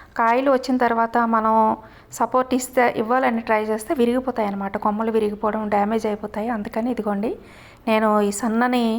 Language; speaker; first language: Telugu; native; Telugu